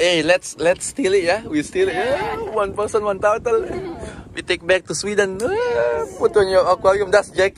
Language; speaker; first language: English; non-native, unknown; Indonesian